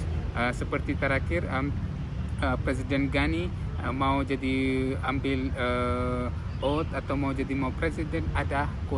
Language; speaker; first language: Indonesian; non-native, fluent; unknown